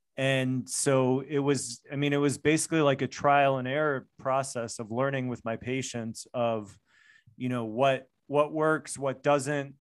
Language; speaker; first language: English; native; English